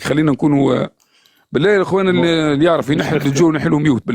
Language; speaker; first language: Arabic; native; Arabic